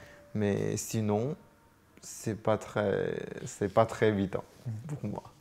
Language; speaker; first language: French; non-native, fluent; Chinese